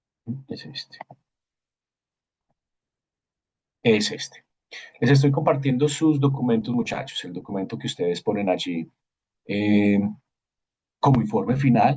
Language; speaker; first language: Spanish; native; Spanish